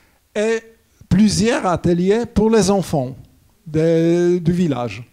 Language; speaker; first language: French; non-native, fluent; Polish